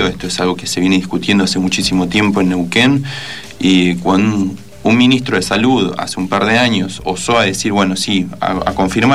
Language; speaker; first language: Spanish; native; Spanish